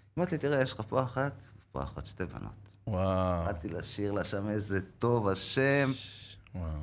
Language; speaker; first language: Hebrew; native; Hebrew